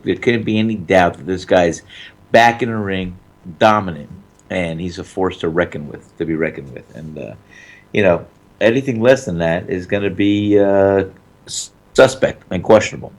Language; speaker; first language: English; native; English